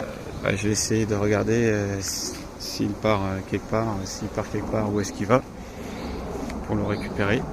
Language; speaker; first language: French; native; French